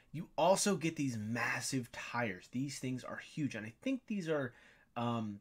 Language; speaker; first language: English; native; English